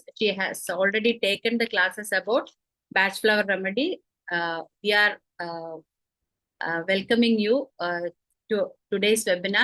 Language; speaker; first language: English; non-native, local second language; Malayalam